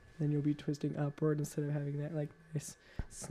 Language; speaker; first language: English; native; English